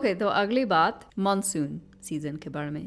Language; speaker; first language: Hindi; non-native, learner; English